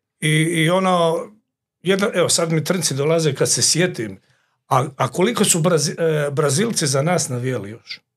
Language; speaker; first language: Croatian; native; Croatian